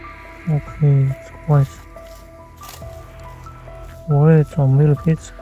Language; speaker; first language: English; non-native, learner; Khmer